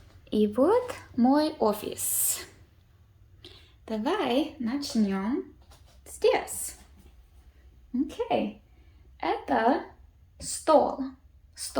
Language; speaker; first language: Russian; early bilingual, heritage; Russian